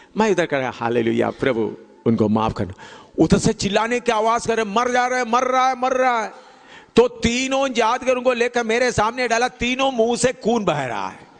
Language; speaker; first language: Hindi; non-native, local second language; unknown